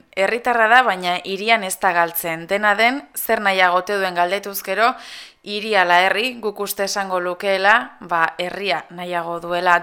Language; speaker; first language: Basque; native; Basque